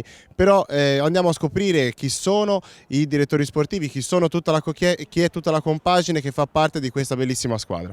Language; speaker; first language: Italian; native; Italian